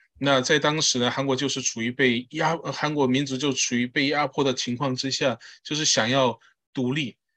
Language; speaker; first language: Chinese; early bilingual, heritage; Chinese